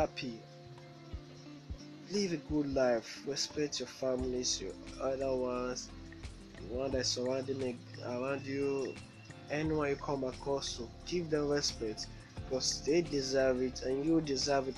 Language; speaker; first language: English; non-native, local second language; Bini